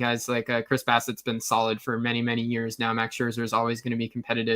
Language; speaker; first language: English; native; English